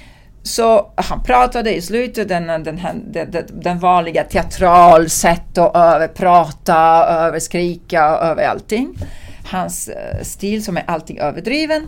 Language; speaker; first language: Swedish; non-native, fluent; Italian